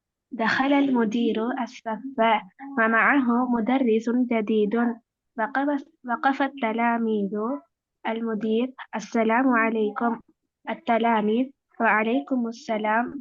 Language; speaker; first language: Arabic; non-native, learner; Tamil